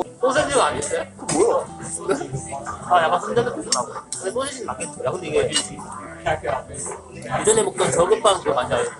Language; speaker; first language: Korean; native; Korean